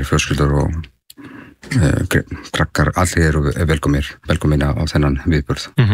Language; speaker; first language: Icelandic; non-native, learner; Spanish